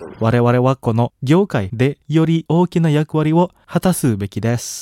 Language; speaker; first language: Japanese; non-native, fluent; Indonesian